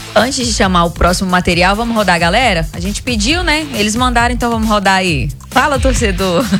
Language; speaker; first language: Portuguese; native; Portuguese